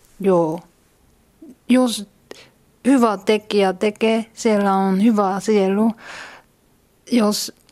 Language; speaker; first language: Finnish; non-native, learner; Korean